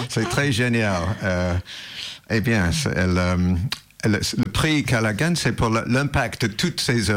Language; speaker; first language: French; non-native, learner; English